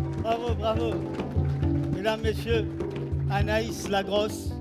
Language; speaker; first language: French; non-native, local second language; Morisyen